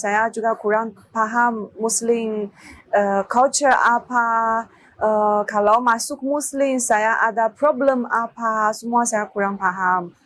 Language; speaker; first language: Indonesian; non-native, learner; Chinese